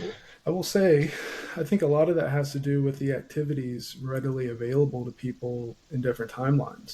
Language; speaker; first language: English; native; English